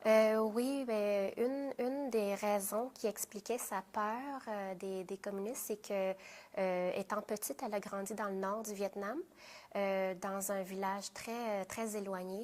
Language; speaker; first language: French; early bilingual, other home language; Vietnamese